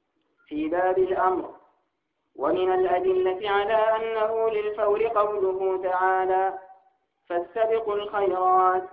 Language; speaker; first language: Arabic; native; Arabic